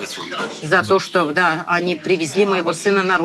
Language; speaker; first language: Russian; native; Russian